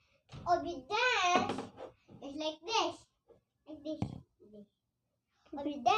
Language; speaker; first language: English; non-native, learner; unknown